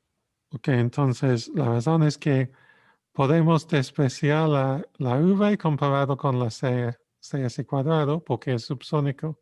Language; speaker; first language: Spanish; non-native, fluent; English